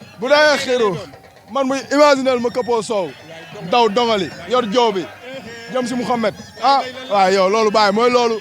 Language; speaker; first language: Wolof; native; Wolof